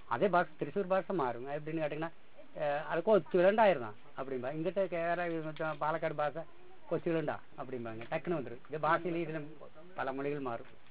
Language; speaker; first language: Tamil; non-native, local second language; Malayalam